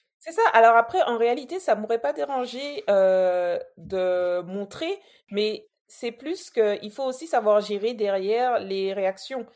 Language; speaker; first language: French; native; French